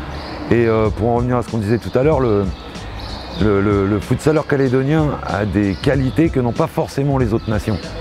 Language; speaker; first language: French; native; French